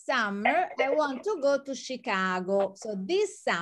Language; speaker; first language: English; non-native, fluent; Italian